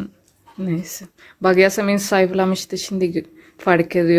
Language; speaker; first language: Turkish; non-native, learner; Spanish